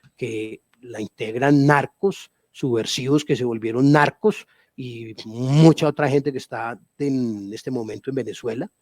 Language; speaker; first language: Spanish; native; Spanish